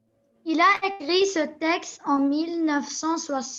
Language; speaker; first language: French; non-native, learner; Arabic